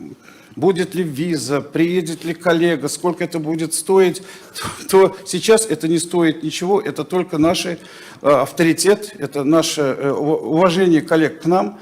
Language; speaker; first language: Russian; native; Russian